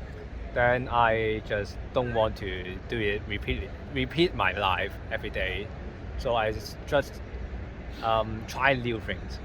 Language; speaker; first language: English; non-native, learner; Cantonese